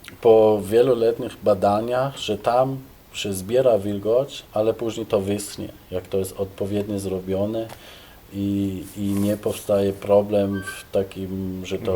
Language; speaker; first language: Polish; non-native, fluent; German